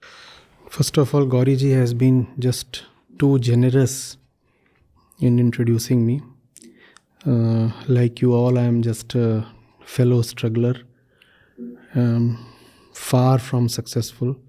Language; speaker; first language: English; non-native, local second language; Hindi